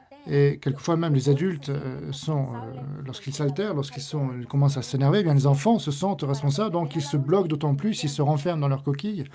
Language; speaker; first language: French; native; French